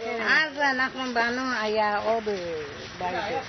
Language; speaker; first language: Hebrew; non-native, fluent; Malayalam